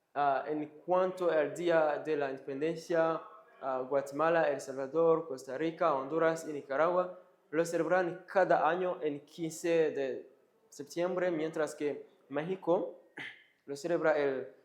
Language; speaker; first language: Spanish; non-native, fluent; Kinyarwanda